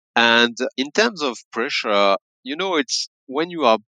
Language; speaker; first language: English; non-native, fluent; French